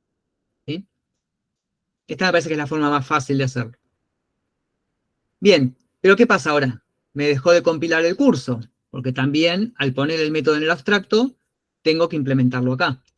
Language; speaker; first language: Spanish; native; Spanish